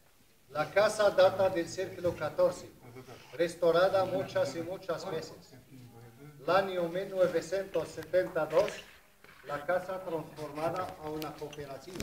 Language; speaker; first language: Spanish; non-native, learner; Arabic